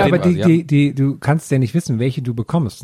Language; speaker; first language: German; native; German